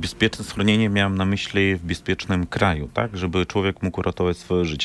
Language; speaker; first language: Polish; non-native, fluent; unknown